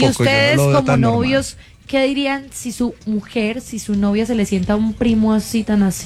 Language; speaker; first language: Spanish; native; Spanish